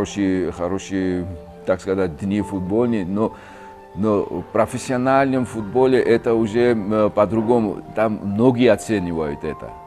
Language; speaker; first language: Russian; non-native, fluent; Georgian